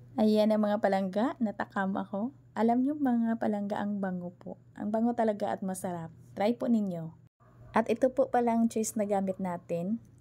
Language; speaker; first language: Filipino; non-native, local second language; Cebuano